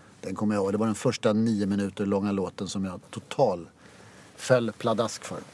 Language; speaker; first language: Swedish; native; Swedish